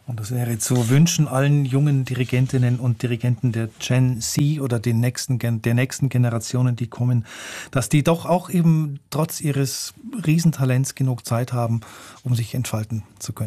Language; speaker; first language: German; native; German